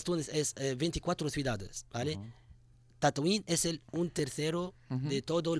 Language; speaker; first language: Spanish; non-native, fluent; Arabic